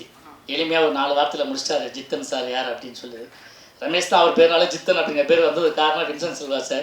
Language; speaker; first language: Tamil; native; Tamil